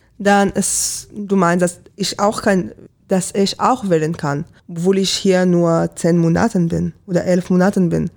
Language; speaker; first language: German; non-native, learner; Hebrew